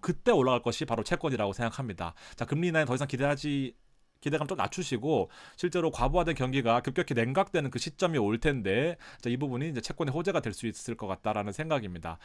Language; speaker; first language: Korean; native; Korean